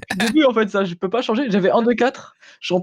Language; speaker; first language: French; native; French